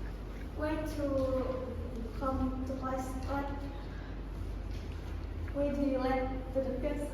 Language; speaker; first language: English; non-native, learner; Indonesian